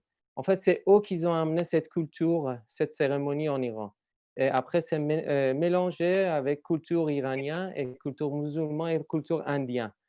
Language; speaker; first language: French; non-native, learner; Persian